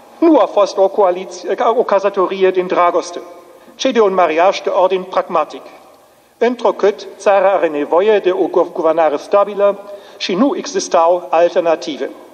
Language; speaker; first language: Romanian; non-native, fluent; German